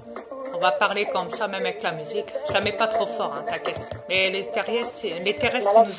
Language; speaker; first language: French; native; French